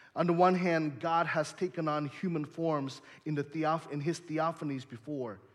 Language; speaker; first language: English; early bilingual, other home language; Indonesian